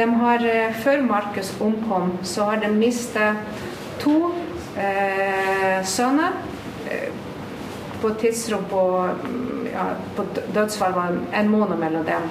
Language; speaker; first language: Norwegian; non-native, fluent; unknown